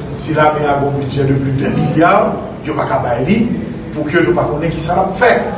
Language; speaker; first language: French; non-native, local second language; Haitian Creole